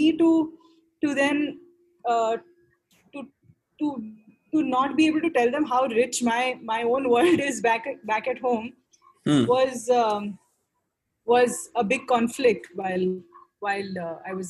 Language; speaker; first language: English; non-native, local second language; Hindi